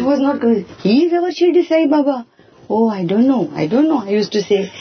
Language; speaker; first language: English; non-native, local second language; Marathi